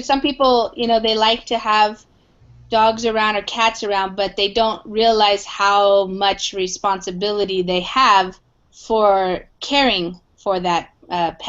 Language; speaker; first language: English; non-native, fluent; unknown